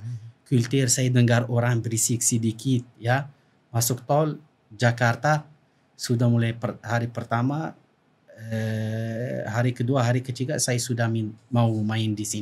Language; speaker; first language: Indonesian; non-native, fluent; Arabic